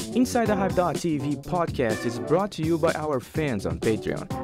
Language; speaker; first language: English; early bilingual, other home language; Portuguese